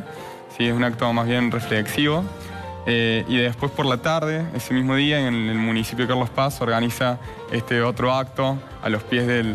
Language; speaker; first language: Spanish; native; Spanish